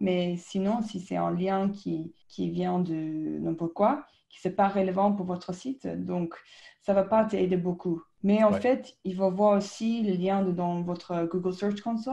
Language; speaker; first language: French; non-native, fluent; English